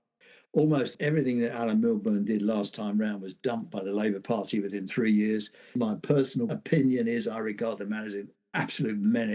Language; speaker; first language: English; native; English